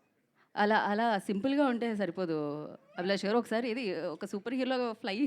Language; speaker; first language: Telugu; native; Telugu